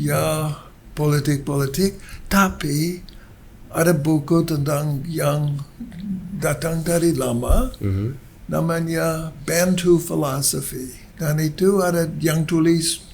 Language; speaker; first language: Indonesian; non-native, learner; English